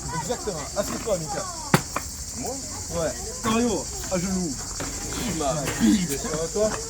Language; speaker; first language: French; native; French